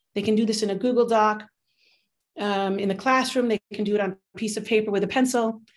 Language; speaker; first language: English; native; English